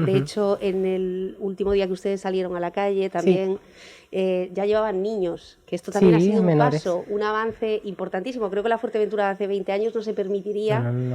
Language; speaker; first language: Spanish; native; Spanish